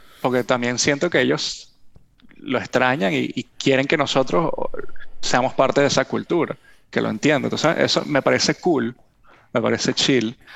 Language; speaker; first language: Spanish; native; Spanish